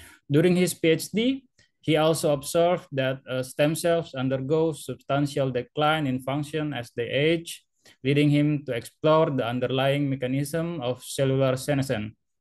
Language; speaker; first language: English; non-native, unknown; Indonesian